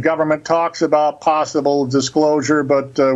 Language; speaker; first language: English; native; English